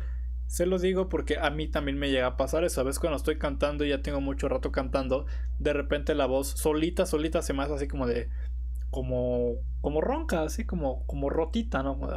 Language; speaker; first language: Spanish; native; Spanish